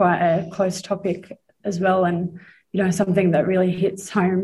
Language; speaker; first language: English; native; English